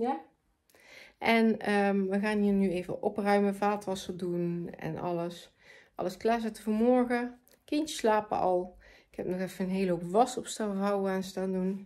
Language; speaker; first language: Dutch; native; Dutch